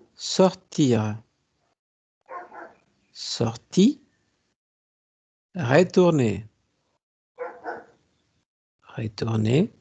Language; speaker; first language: French; non-native, fluent; Spanish